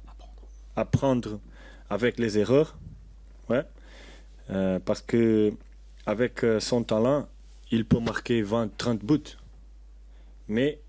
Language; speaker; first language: French; non-native, learner; Portuguese